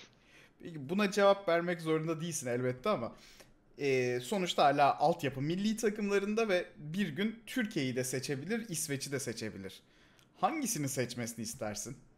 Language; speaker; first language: Turkish; native; Turkish